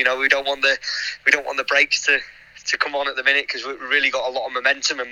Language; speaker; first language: English; native; English